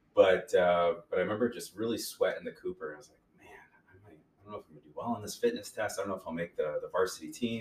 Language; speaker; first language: English; native; English